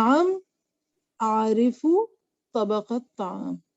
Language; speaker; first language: Arabic; non-native, learner; Urdu